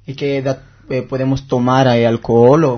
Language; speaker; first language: Spanish; non-native, learner; Hebrew